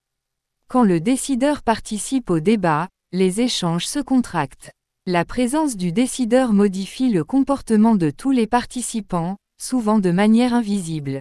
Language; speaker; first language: French; native; French